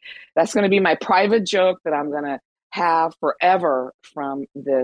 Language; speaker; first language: English; early bilingual, other home language; Persian